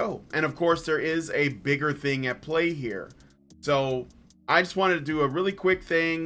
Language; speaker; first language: English; native; English